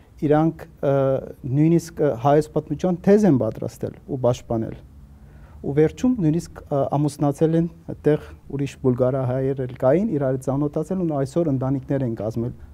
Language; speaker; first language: Armenian; early bilingual, heritage; Armenian